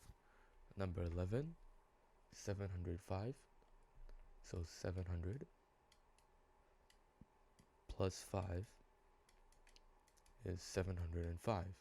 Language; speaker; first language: English; native; English